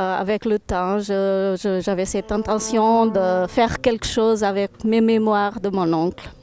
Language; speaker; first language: French; non-native, fluent; Portuguese